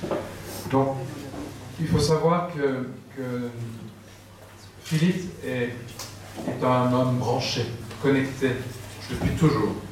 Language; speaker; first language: French; native; French